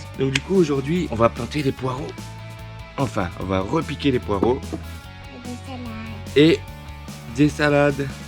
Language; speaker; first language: French; native; French